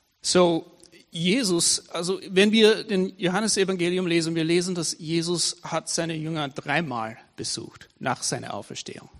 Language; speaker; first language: German; non-native, fluent; English